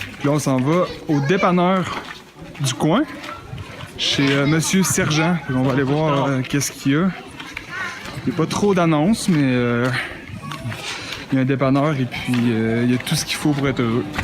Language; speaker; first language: French; native; French